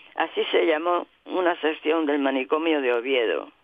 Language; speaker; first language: Spanish; native; Spanish